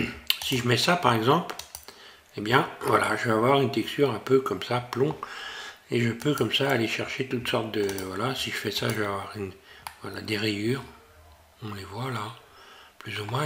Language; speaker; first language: French; native; French